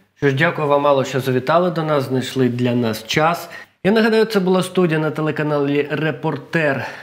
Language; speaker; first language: Ukrainian; non-native, local second language; Russian